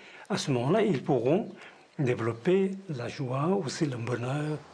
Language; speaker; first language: French; non-native, fluent; Tibetan